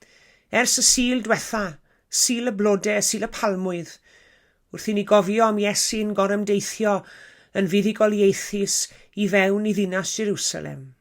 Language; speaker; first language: Welsh; native; Welsh